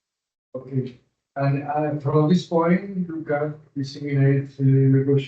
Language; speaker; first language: English; non-native, learner; Spanish